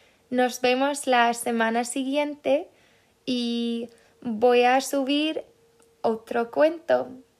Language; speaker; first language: Spanish; non-native, fluent; Swedish